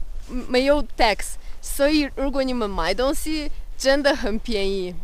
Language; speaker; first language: Chinese; non-native, fluent; Russian